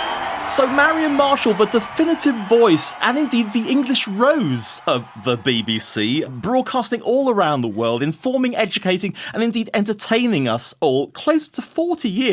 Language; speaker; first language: English; native; English